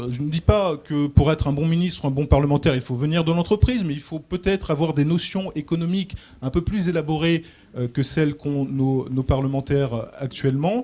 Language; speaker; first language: French; native; French